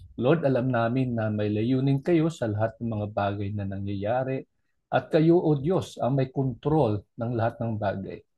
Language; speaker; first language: Filipino; non-native, local second language; Cebuano